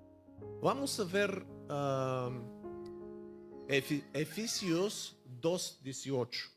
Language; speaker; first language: Spanish; non-native, fluent; Bulgarian